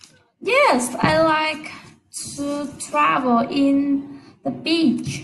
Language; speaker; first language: English; non-native, learner; Vietnamese